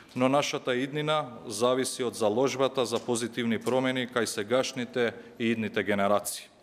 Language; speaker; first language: Macedonian; non-native, local second language; Albanian